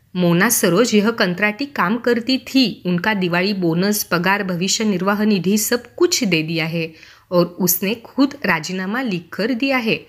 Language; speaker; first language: Hindi; non-native, local second language; Marathi